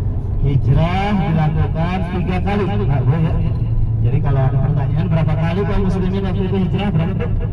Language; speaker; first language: Indonesian; native; Indonesian